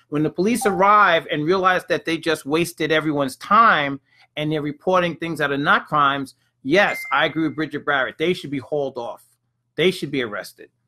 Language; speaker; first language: English; native; English